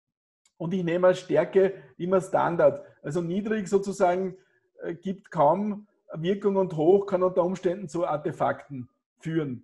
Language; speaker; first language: German; native; German